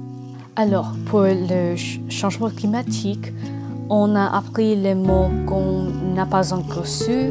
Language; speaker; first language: French; non-native, learner; English